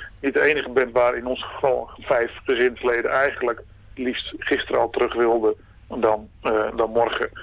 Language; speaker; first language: Dutch; native; Dutch